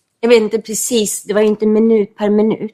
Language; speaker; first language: Swedish; non-native, fluent; English